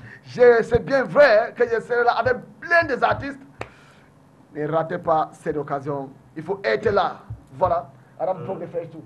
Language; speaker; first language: French; non-native, local second language; English